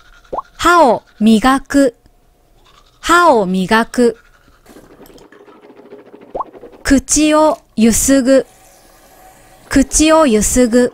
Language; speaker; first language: Japanese; native; Japanese